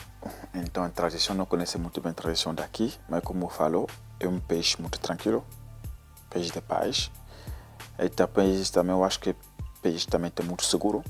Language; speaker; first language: Portuguese; non-native, learner; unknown